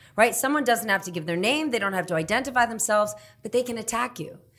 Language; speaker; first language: English; native; English